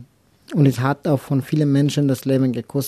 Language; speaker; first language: German; non-native, local second language; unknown